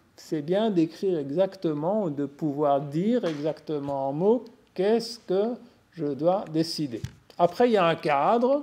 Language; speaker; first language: French; native; French